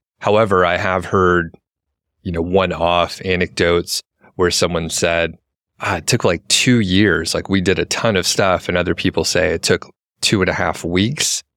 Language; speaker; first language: English; native; English